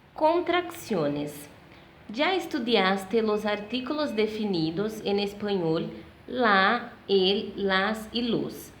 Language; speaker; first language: Spanish; non-native, fluent; Portuguese